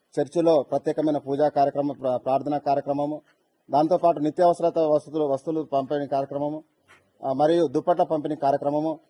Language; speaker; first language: Telugu; native; Telugu